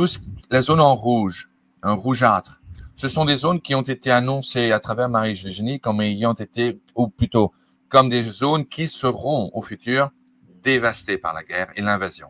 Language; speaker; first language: French; native; French